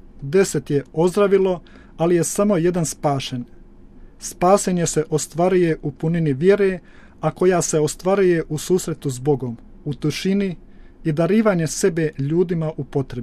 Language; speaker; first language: Croatian; native; Croatian